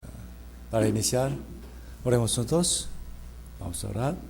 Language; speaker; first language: Spanish; non-native, fluent; Korean